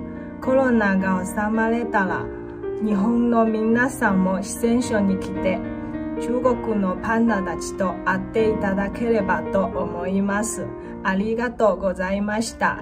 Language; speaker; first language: Japanese; non-native, fluent; Chinese